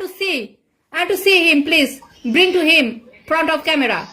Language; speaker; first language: English; non-native, learner; Bangla